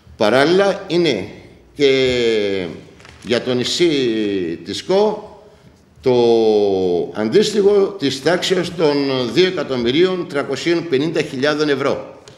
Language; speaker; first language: Greek; native; Greek